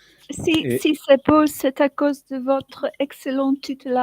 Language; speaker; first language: French; non-native, learner; English